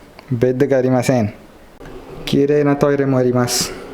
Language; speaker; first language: Japanese; non-native, learner; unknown